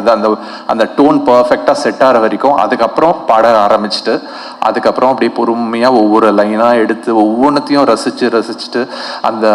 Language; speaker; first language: Tamil; native; Tamil